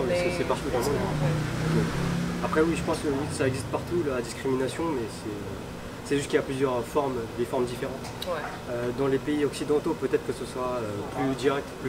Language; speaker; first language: French; early bilingual, other home language; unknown